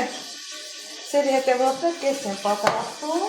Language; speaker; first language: Greek; non-native, learner; Armenian